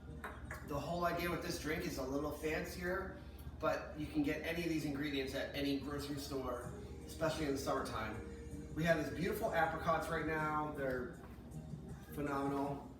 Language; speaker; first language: English; native; English